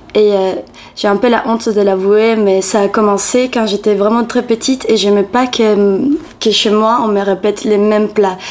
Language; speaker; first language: French; non-native, fluent; Spanish